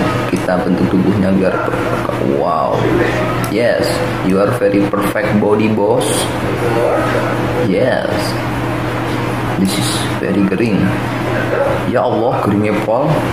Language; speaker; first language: English; non-native, learner; Indonesian